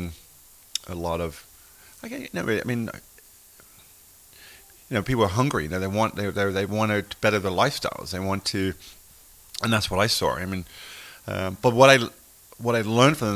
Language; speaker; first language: English; native; English